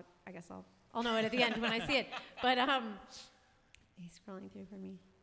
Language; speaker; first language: English; native; English